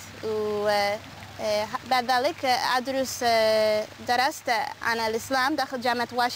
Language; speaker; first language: Arabic; non-native, learner; English